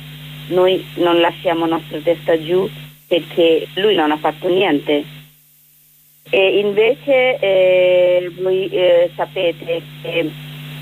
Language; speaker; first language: Italian; non-native, learner; Bangla